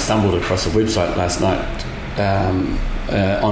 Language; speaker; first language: English; native; English